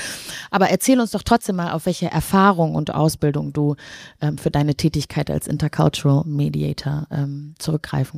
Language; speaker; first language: German; native; German